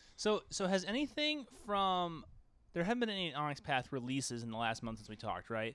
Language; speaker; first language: English; native; English